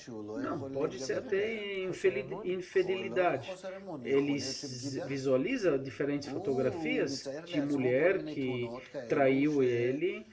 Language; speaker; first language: Portuguese; non-native, fluent; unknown